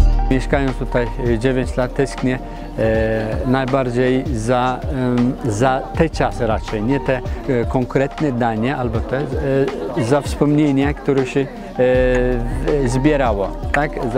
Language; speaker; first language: Polish; non-native, fluent; Turkish